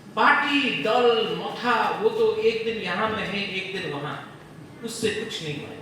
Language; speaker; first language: Hindi; non-native, local second language; Bangla